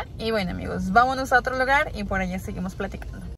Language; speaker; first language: Spanish; native; Spanish